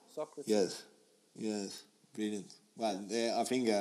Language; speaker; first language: English; non-native, fluent; French